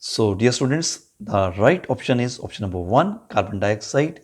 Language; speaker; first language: English; non-native, local second language; Punjabi